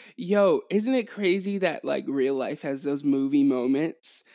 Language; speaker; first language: English; native; English